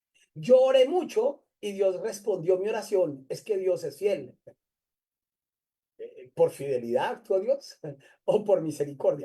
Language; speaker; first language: Spanish; native; Spanish